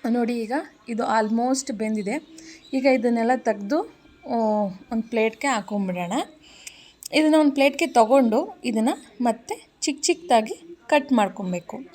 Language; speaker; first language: Kannada; native; Kannada